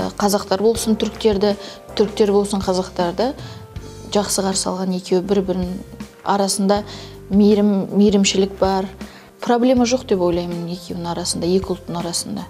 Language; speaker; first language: Kazakh; non-native, local second language; Turkish